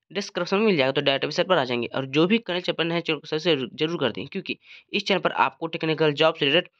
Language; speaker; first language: Hindi; native; Hindi